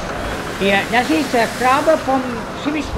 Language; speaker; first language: German; non-native, learner; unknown